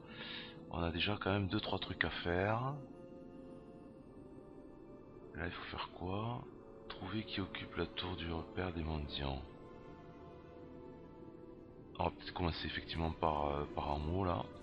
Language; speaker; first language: French; native; French